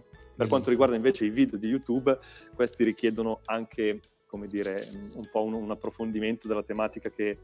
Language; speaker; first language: Italian; native; Italian